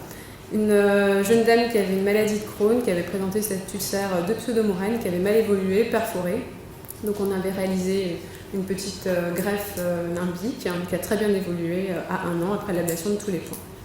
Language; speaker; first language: French; native; French